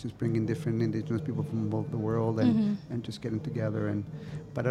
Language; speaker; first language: English; non-native, fluent; Spanish